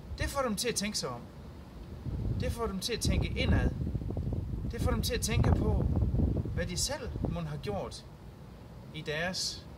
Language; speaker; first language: Danish; native; Danish